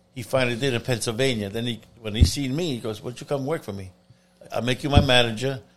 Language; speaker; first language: English; non-native, fluent; Italian